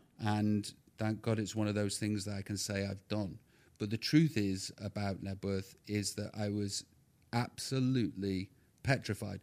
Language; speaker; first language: English; native; English